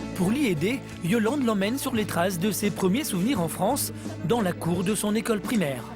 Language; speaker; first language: French; native; French